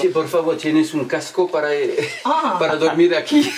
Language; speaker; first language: Spanish; non-native, learner; French